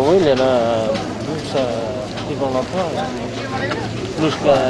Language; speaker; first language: French; non-native, learner; Indonesian